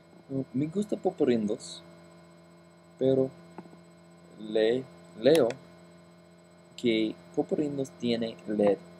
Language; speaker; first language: Spanish; non-native, learner; English